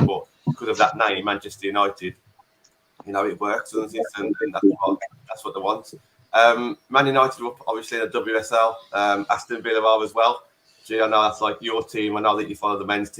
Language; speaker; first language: English; native; English